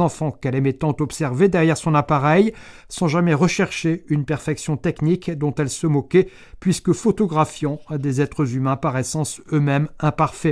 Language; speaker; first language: French; native; French